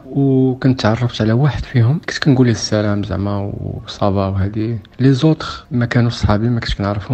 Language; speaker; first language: Arabic; native; Arabic